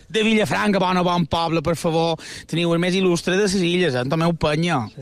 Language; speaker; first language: Catalan; native; Catalan